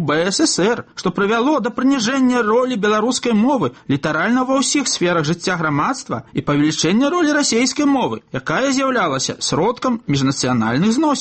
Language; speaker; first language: Belarusian; native; Belarusian